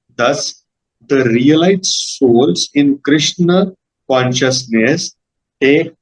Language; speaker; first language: English; non-native, local second language; Marathi